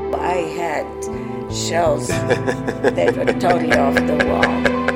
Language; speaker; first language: English; early bilingual, other home language; Bulgarian